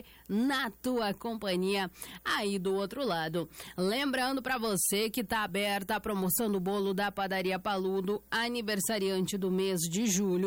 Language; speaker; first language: Portuguese; native; Portuguese